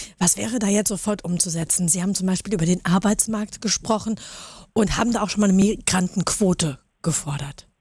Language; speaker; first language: German; native; German